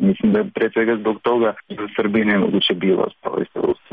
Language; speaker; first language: Croatian; native; Croatian